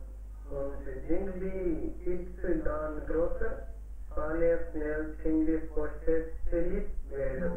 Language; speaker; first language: German; non-native, learner; Hindi